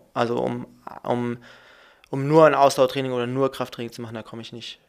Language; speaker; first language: German; native; German